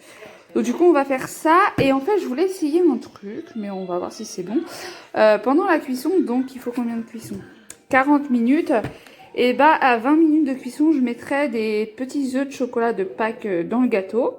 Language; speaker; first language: French; native; French